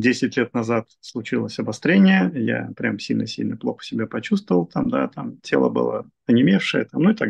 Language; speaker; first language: Russian; native; Russian